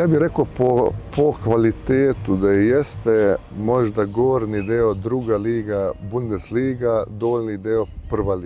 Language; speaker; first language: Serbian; early bilingual, heritage; Bosnian